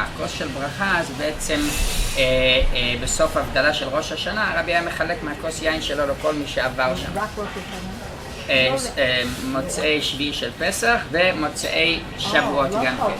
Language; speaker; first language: Hebrew; non-native, fluent; English